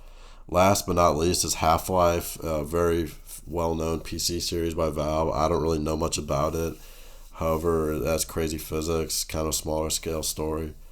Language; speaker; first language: English; native; English